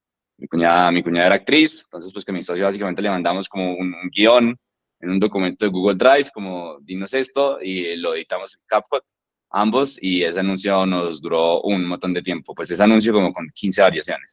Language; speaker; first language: Spanish; native; Spanish